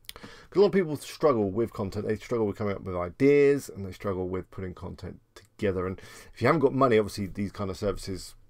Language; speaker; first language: English; native; English